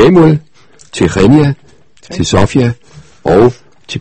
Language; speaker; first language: Danish; native; Danish